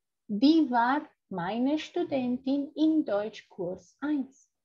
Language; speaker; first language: German; non-native, fluent; Spanish